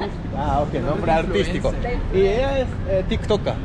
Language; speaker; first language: Spanish; non-native, learner; Japanese